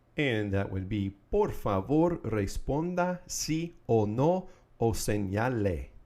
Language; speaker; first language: Spanish; non-native, fluent; English